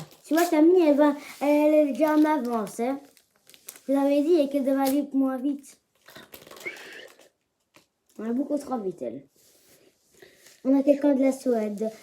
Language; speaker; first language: French; native; French